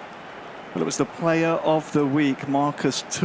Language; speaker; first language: English; native; English